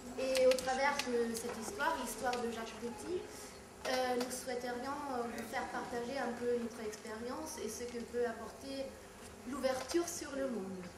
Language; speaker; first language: French; non-native, fluent; German